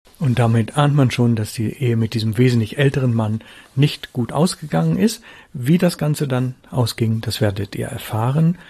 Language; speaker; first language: German; native; German